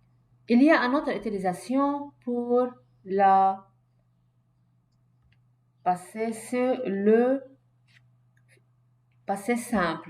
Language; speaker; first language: French; non-native, fluent; Arabic